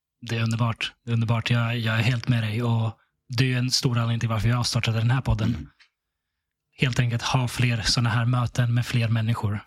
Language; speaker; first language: Swedish; early bilingual, other home language; Russian